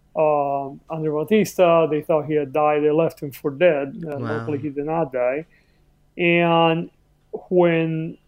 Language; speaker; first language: English; early bilingual, other home language; Spanish